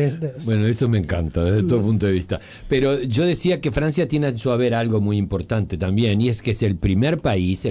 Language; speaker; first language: Spanish; native; Spanish